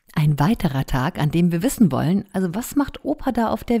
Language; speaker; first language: German; native; German